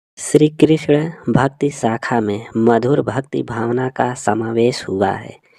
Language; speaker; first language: Hindi; native; Hindi